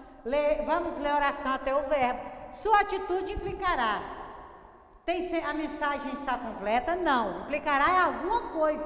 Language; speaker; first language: Portuguese; native; Portuguese